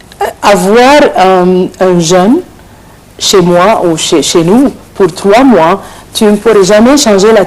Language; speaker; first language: French; non-native, fluent; Arabic